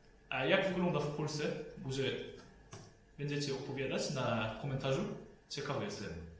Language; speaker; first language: Polish; non-native, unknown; Korean